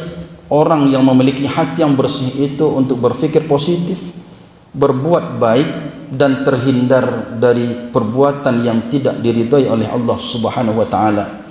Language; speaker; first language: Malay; non-native, local second language; Minangkabau